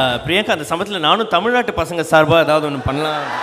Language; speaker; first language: Tamil; native; Tamil